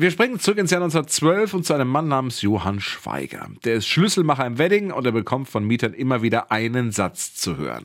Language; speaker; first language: German; native; German